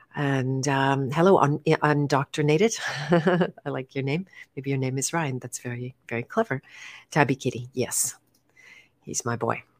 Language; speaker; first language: English; native; English